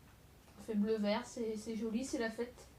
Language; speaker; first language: French; native; French